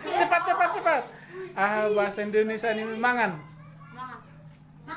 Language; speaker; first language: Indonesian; non-native, local second language; Batak Toba